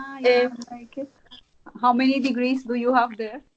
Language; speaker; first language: English; non-native, learner; Spanish